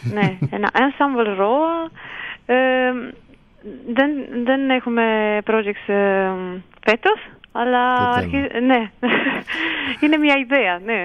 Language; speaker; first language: Greek; early bilingual, heritage; Romanian